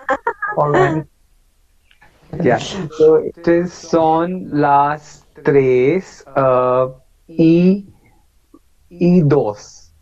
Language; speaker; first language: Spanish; non-native, learner; Hindi